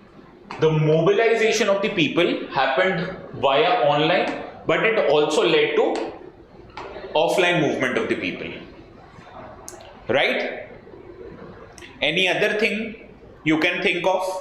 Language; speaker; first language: English; non-native, local second language; Hindi